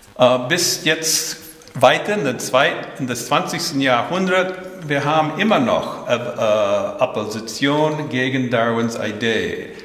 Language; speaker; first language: German; early bilingual, heritage; German